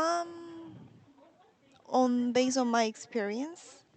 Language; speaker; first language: English; non-native, learner; Korean